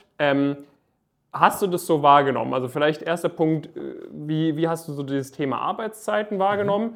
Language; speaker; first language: German; native; German